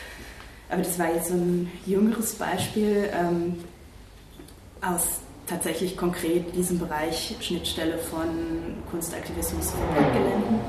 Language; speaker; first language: German; native; German